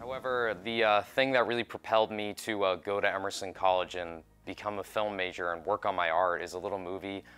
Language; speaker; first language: English; native; English